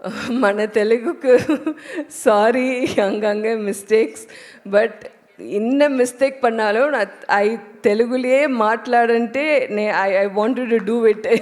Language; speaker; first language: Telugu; non-native, learner; Tamil